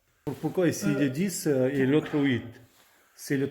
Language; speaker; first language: French; non-native, learner; Russian